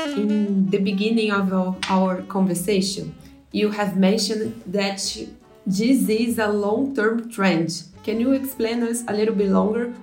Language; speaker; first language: English; non-native, fluent; Portuguese